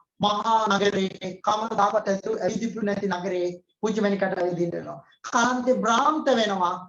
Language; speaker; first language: Sinhala; native; Sinhala